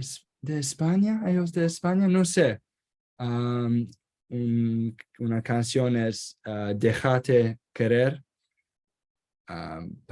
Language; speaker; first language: Spanish; non-native, learner; Kurdish